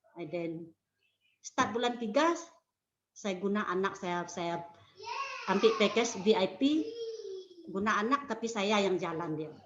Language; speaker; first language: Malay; non-native, local second language; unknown